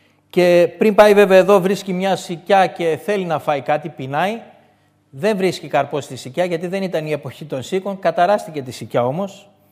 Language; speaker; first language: Greek; native; Greek